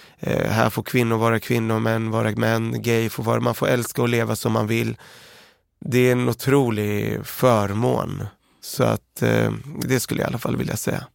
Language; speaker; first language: Swedish; early bilingual, other home language; Arabic